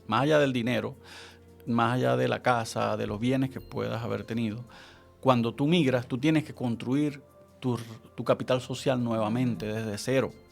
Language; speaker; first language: Spanish; native; Spanish